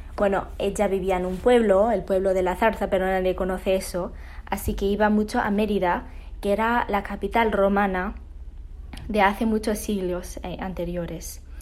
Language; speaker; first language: Spanish; early bilingual, heritage; Spanish